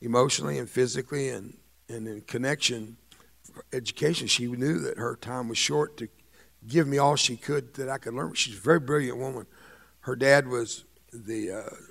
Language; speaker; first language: English; early bilingual, other home language; Spanish